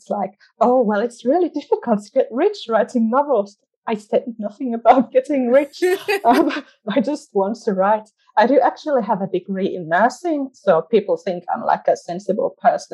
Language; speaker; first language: English; non-native, fluent; Finnish